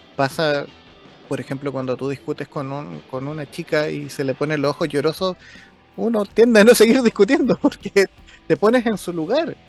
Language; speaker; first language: Spanish; native; Spanish